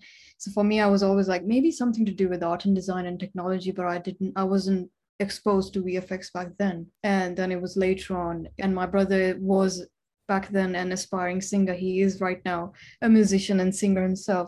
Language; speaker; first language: English; non-native, local second language; Urdu